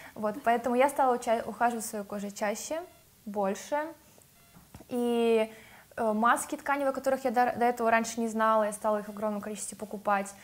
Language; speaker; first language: Russian; native; Russian